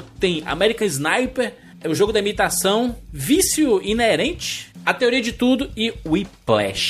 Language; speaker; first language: Portuguese; native; Portuguese